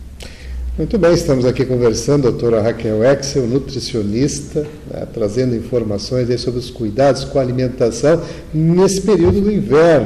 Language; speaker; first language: Portuguese; native; Portuguese